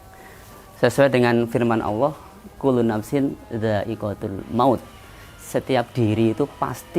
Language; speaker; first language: Indonesian; non-native, local second language; Javanese